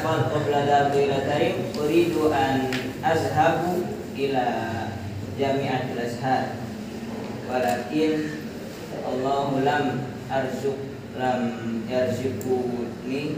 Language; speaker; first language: Arabic; non-native, learner; Indonesian